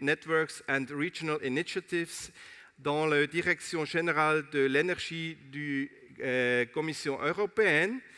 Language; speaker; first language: French; non-native, local second language; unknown